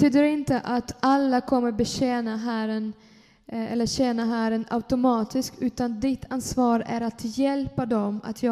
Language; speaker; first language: Swedish; non-native, fluent; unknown